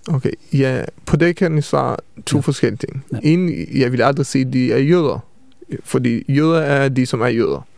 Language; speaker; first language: Danish; early bilingual, heritage; Danish